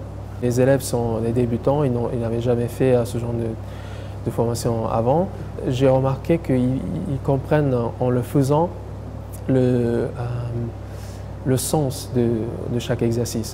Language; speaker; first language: French; non-native, fluent; English